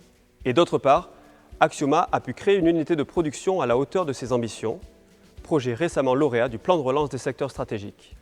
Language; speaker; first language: French; native; French